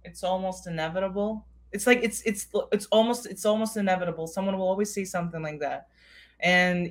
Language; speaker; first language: English; non-native, fluent; Russian